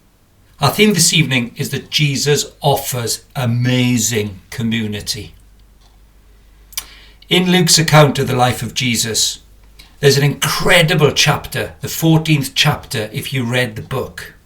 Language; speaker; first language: English; native; English